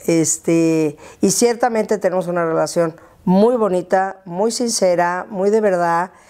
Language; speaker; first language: Spanish; native; Spanish